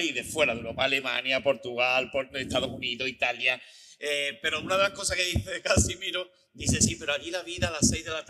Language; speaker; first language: Spanish; native; Spanish